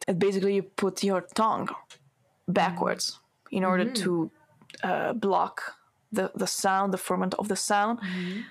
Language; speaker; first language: English; non-native, fluent; Italian